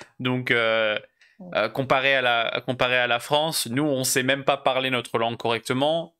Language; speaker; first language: French; native; French